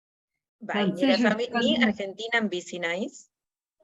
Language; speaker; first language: Basque; non-native, learner; Spanish